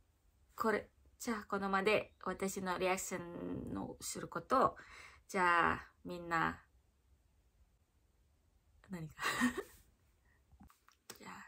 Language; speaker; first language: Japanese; non-native, learner; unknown